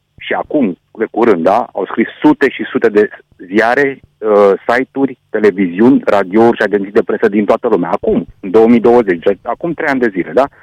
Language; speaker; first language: Romanian; non-native, local second language; Hungarian